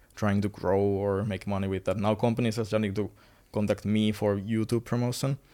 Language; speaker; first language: English; non-native, fluent; Finnish